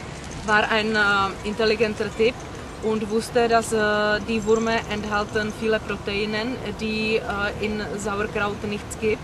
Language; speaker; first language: German; non-native, learner; Czech